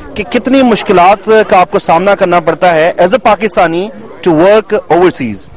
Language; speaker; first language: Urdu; non-native, local second language; Punjabi